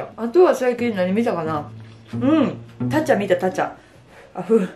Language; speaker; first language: Japanese; native; Japanese